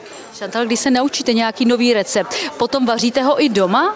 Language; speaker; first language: Czech; native; Czech